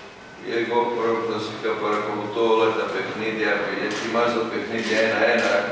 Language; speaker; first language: Greek; non-native, fluent; Serbian